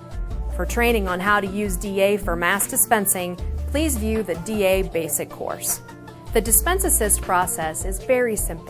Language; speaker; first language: English; native; English